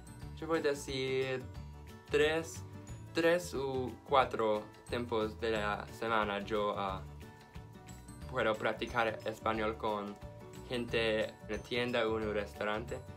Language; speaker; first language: Spanish; non-native, learner; English